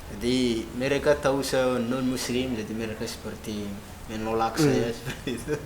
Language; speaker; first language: Indonesian; non-native, fluent; Malagasy